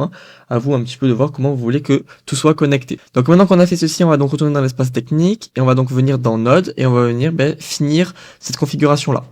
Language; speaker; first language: French; native; French